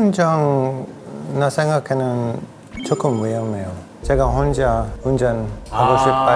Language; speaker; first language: Korean; non-native, learner; English